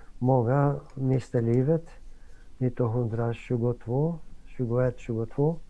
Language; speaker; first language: Swedish; non-native, fluent; Greek